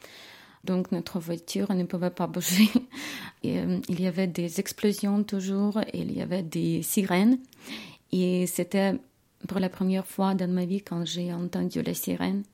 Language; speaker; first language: French; non-native, learner; Ukrainian